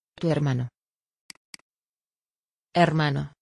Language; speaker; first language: Spanish; non-native, learner; Vietnamese